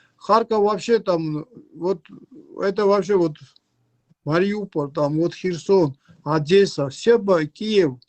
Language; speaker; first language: Russian; non-native, local second language; Georgian